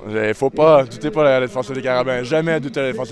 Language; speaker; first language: French; native; French